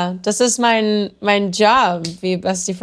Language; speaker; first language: German; non-native, learner; English